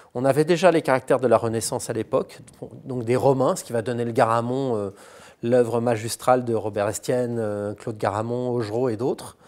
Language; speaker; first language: French; native; French